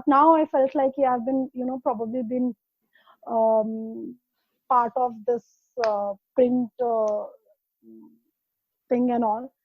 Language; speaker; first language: English; non-native, local second language; Hindi